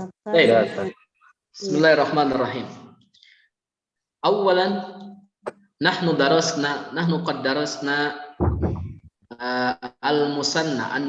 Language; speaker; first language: Arabic; non-native, fluent; Indonesian